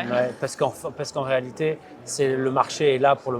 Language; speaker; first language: French; native; French